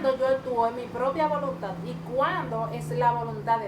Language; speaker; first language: Spanish; native; Spanish